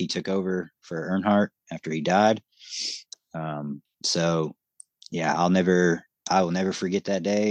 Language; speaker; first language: English; native; English